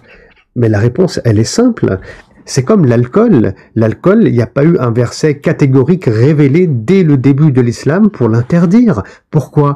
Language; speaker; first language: French; native; French